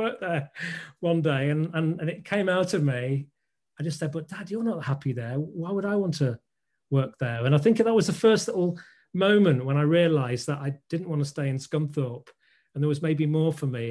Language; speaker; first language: English; native; English